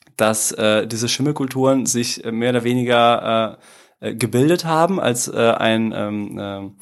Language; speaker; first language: German; early bilingual, other home language; Italian